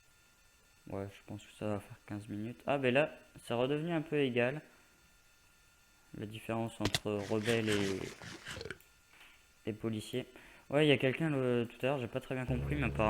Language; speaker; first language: French; native; French